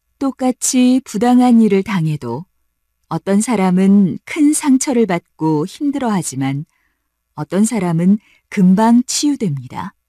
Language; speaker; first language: Korean; native; Korean